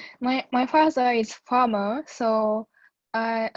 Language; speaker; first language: English; non-native, learner; Japanese